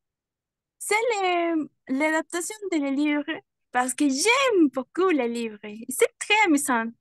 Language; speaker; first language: French; non-native, learner; Spanish